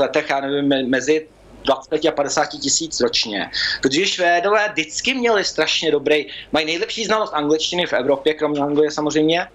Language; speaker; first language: Czech; early bilingual, heritage; Czech